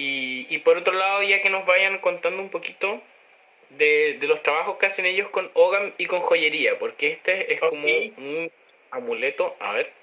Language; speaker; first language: Spanish; native; Spanish